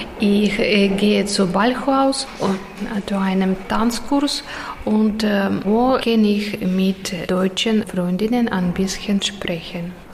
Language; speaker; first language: German; non-native, learner; Russian